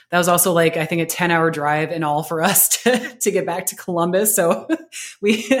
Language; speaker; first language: English; native; English